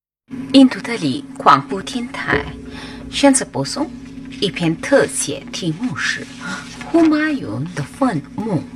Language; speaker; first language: Chinese; non-native, fluent; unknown